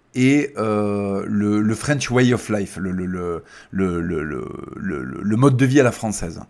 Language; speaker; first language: French; native; French